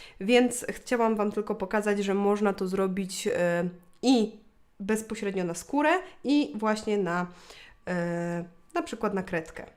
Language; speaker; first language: Polish; native; Polish